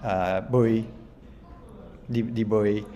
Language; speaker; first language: Vietnamese; non-native, learner; English